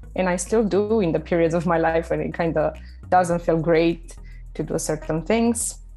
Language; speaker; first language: English; non-native, fluent; Romanian